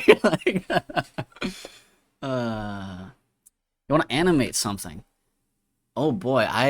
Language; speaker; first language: English; native; English